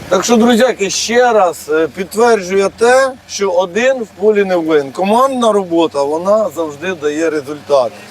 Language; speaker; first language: Ukrainian; native; Ukrainian